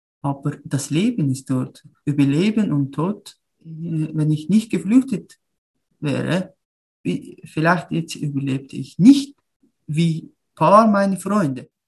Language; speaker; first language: German; non-native, learner; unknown